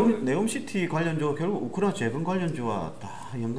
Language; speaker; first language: Korean; native; Korean